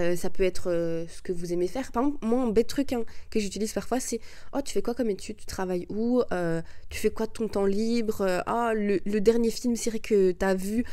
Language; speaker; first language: French; early bilingual, other home language; Arabic